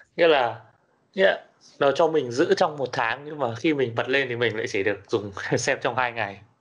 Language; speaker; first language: Vietnamese; native; Vietnamese